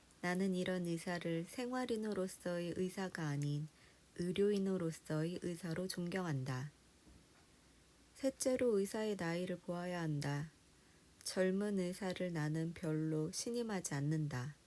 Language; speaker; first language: Korean; native; Korean